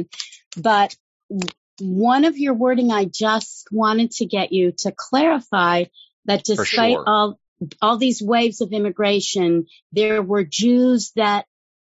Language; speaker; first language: English; native; English